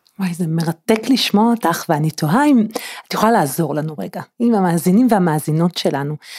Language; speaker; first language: Hebrew; native; Hebrew